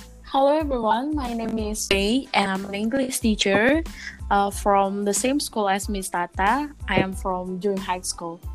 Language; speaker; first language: English; non-native, fluent; Indonesian